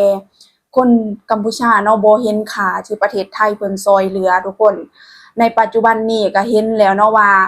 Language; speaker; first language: Thai; non-native, local second language; Lao